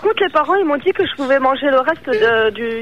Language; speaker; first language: French; native; French